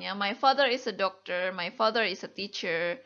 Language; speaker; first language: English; non-native, fluent; Indonesian